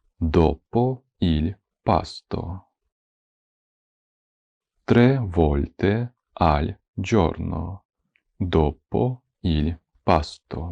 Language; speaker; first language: Italian; non-native, fluent; Ukrainian